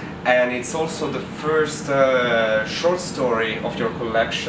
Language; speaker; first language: English; non-native, fluent; Italian